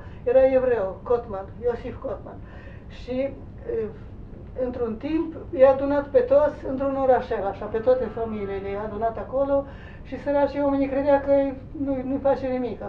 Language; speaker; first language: Romanian; native; Romanian